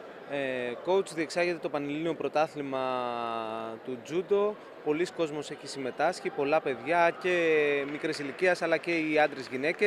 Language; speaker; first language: Greek; native; Greek